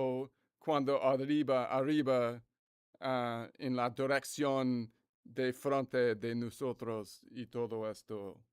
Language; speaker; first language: Spanish; non-native, learner; English